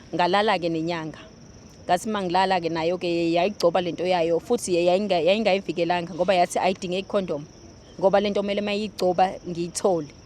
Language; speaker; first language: Zulu; native; Zulu